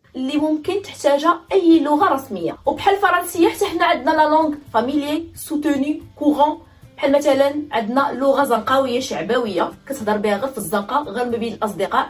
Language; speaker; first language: Arabic; native; Arabic